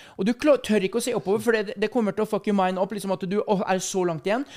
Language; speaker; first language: Norwegian; native; Norwegian